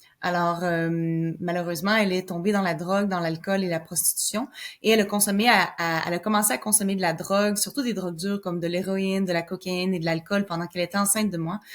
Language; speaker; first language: French; native; French